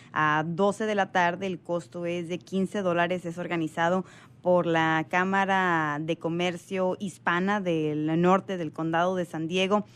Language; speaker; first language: Spanish; native; Spanish